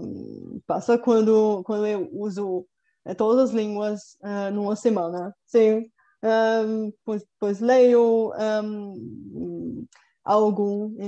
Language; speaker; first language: Portuguese; non-native, fluent; Bulgarian